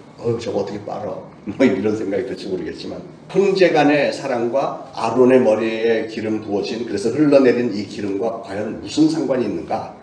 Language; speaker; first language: Korean; native; Korean